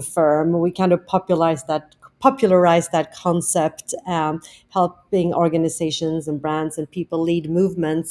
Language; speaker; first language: English; non-native, fluent; Swedish